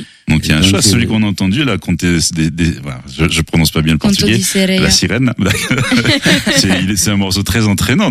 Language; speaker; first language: French; native; French